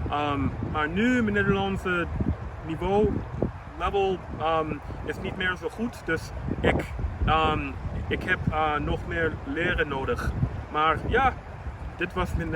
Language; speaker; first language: Dutch; non-native, learner; English